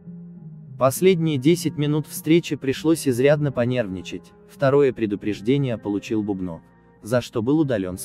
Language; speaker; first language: Russian; native; Russian